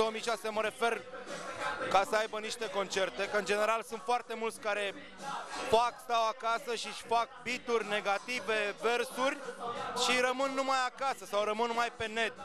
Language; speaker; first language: Romanian; native; Romanian